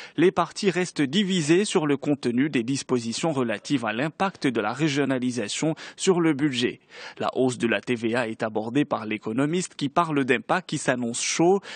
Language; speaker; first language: French; non-native, local second language; Arabic